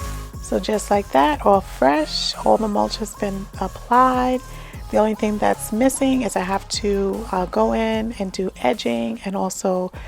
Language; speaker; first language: English; native; English